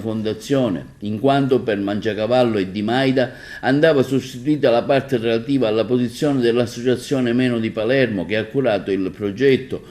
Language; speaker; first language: Italian; native; Italian